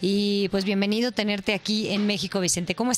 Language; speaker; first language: Spanish; native; Spanish